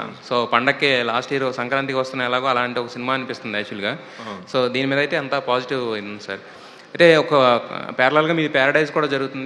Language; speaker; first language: Telugu; native; Telugu